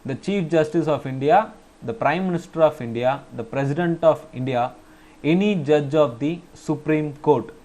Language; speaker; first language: English; non-native, local second language; Tamil